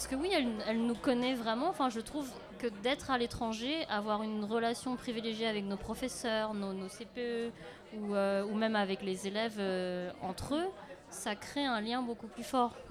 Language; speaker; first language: French; early bilingual, other home language; Lao